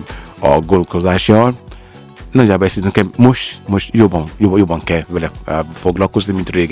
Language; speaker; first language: Hungarian; non-native, learner; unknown